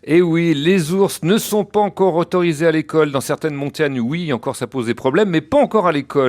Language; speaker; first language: French; native; French